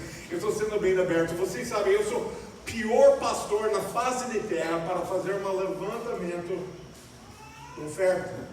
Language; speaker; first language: Portuguese; non-native, fluent; English